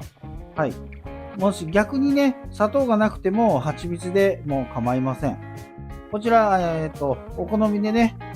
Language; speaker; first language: Japanese; native; Japanese